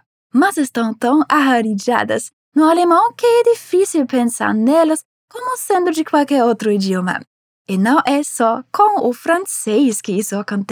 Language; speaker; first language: Portuguese; non-native, fluent; German